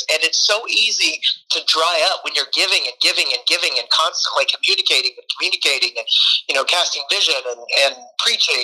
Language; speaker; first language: English; native; English